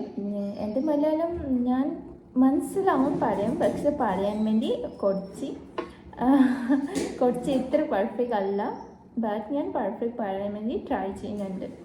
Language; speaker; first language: Malayalam; non-native, learner; Bodo